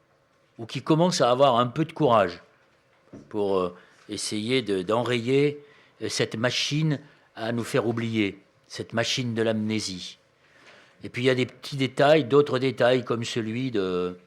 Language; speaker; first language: French; native; French